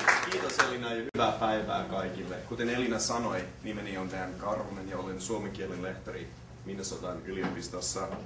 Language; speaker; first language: Finnish; non-native, fluent; English